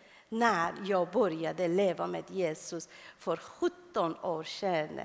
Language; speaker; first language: Swedish; non-native, fluent; Persian